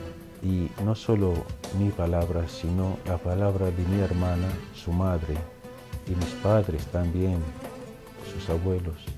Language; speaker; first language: Spanish; non-native, fluent; Arabic